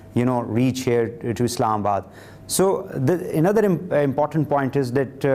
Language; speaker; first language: English; non-native, local second language; Urdu